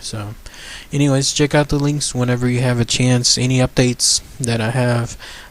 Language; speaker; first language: English; native; English